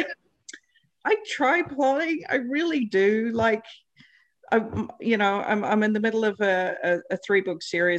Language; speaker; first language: English; native; English